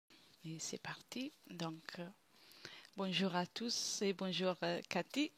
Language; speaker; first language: French; non-native, fluent; Italian